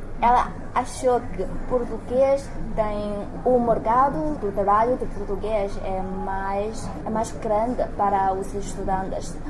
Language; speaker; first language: Portuguese; non-native, learner; Chinese